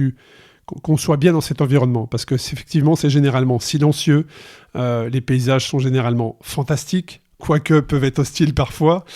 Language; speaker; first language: French; native; French